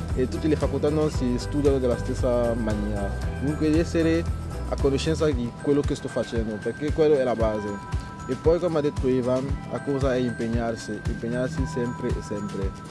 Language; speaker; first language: Italian; non-native, fluent; French